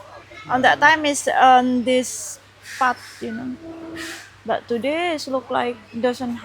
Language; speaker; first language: English; non-native, learner; Indonesian